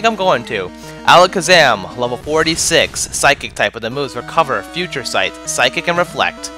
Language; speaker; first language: English; native; English